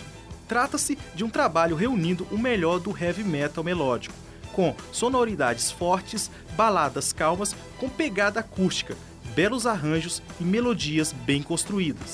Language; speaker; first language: Portuguese; native; Portuguese